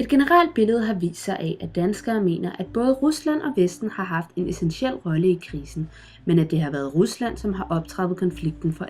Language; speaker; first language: Danish; native; Danish